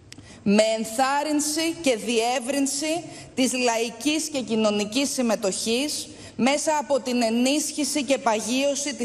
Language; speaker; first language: Greek; native; Greek